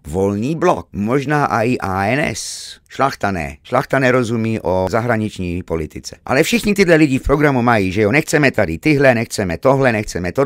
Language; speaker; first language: Czech; native; Czech